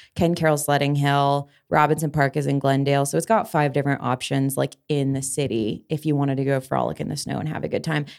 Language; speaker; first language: English; native; English